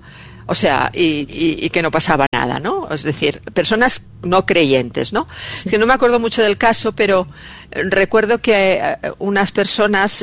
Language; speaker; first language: Spanish; native; Spanish